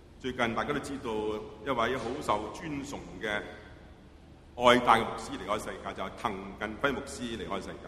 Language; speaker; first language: Chinese; non-native, local second language; Cantonese